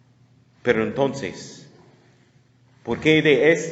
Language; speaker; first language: Spanish; non-native, learner; English